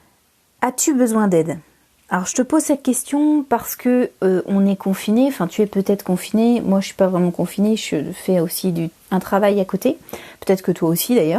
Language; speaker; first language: French; native; French